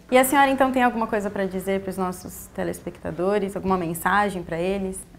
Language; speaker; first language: Portuguese; native; Portuguese